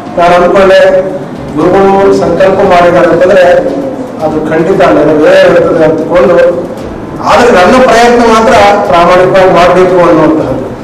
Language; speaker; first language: Kannada; non-native, local second language; Telugu